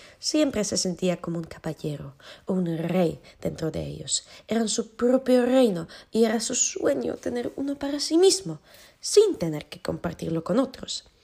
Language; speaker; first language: Spanish; non-native, fluent; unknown